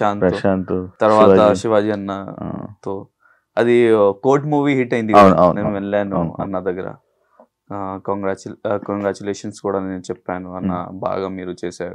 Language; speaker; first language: Telugu; non-native, learner; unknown